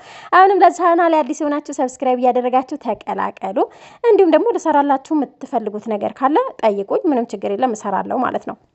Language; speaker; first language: Amharic; native; Amharic